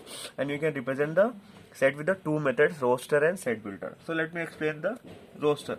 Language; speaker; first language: English; non-native, local second language; Telugu